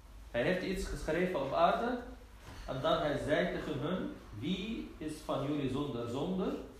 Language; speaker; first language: Dutch; non-native, fluent; Arabic